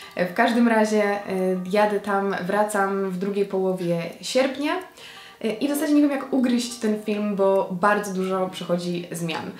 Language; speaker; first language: Polish; native; Polish